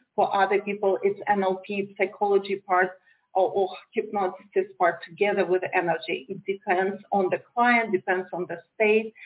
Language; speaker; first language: English; non-native, fluent; Romanian